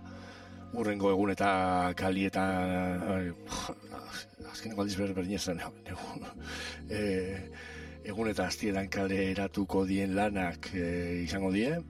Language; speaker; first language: Basque; native; Basque